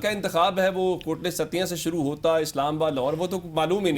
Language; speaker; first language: Urdu; native; Urdu